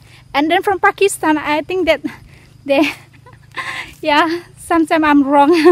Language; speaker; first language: English; non-native, learner; Indonesian